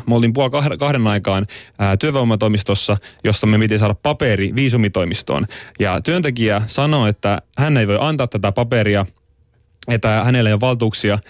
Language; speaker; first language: Finnish; native; Finnish